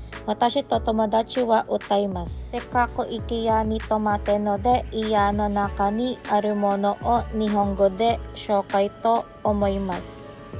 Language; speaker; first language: Japanese; non-native, learner; Filipino